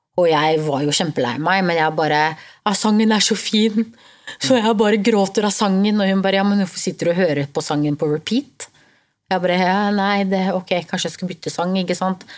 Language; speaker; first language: Norwegian; early bilingual, other home language; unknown